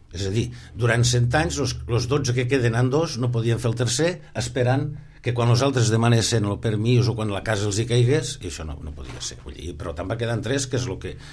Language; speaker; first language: Catalan; native; Catalan